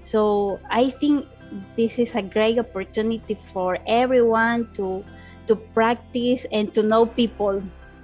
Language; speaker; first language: English; non-native, learner; Spanish